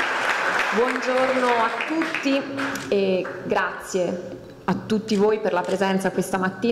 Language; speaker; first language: Italian; native; Italian